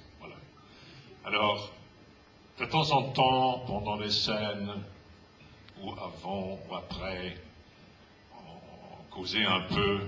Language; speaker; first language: French; non-native, fluent; English